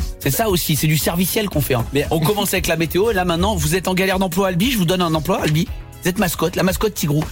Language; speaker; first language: French; native; French